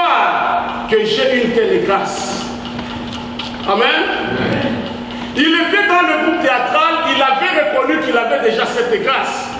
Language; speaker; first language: French; non-native, local second language; Lingala